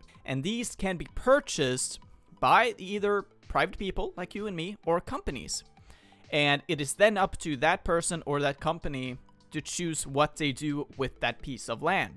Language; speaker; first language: English; non-native, fluent; Swedish